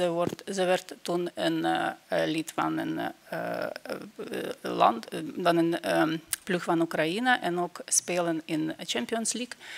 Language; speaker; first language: Dutch; non-native, fluent; Ukrainian